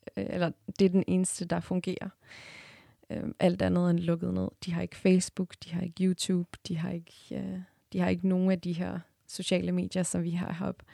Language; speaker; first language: Danish; early bilingual, other home language; Turkmen